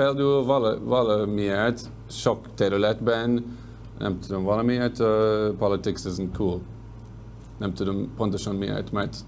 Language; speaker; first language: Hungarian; non-native, learner; English